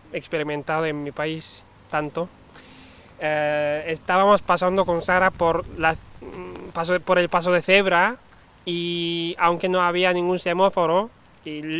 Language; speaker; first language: Spanish; non-native, fluent; Turkish